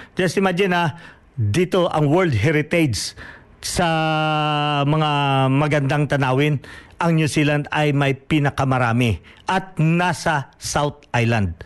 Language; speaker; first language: Filipino; non-native, local second language; Hiligaynon